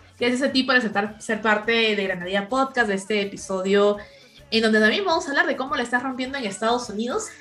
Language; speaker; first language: Spanish; native; Spanish